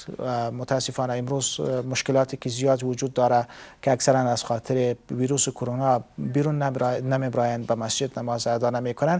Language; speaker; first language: Persian; native; Persian